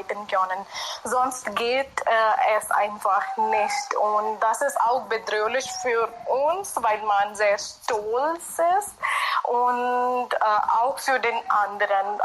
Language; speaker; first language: German; non-native, fluent; Hindi